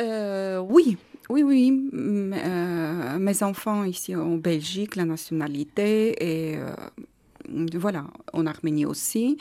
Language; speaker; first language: French; non-native, learner; Armenian